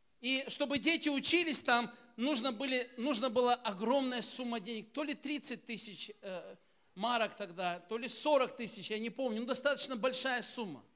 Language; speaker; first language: Russian; native; Russian